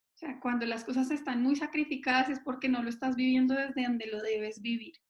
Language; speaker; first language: Spanish; native; Spanish